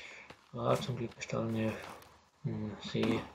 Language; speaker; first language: German; native; German